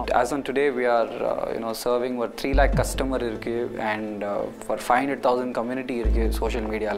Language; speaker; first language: Tamil; non-native, local second language; Hindi